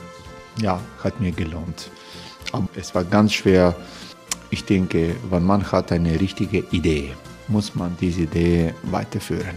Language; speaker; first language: German; non-native, learner; Croatian